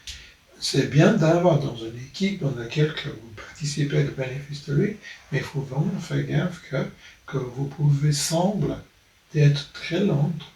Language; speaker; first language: French; non-native, fluent; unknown